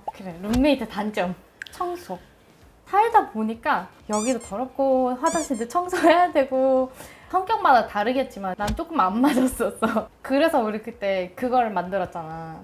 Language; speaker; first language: Korean; early bilingual, other home language; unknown